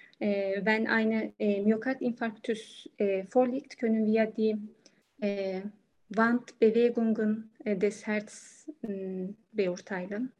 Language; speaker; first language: German; non-native, learner; Turkish